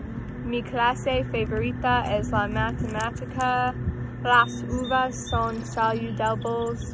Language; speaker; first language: Spanish; non-native, learner; English